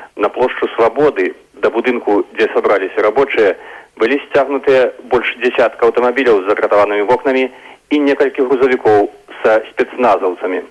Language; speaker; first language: Belarusian; native; Belarusian